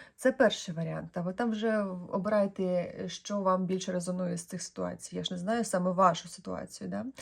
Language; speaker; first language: Ukrainian; non-native, local second language; Russian